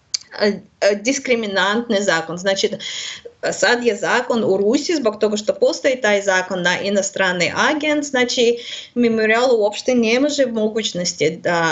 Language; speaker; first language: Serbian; non-native, learner; Russian